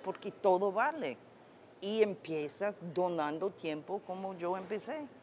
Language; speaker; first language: Spanish; non-native, fluent; English